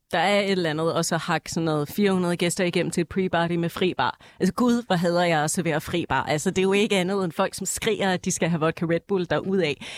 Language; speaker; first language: Danish; native; Danish